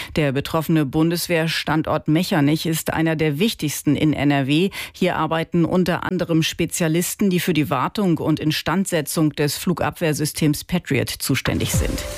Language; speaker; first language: German; native; German